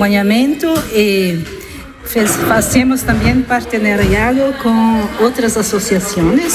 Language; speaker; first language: Spanish; non-native, learner; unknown